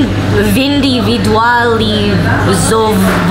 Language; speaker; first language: Polish; non-native, learner; Korean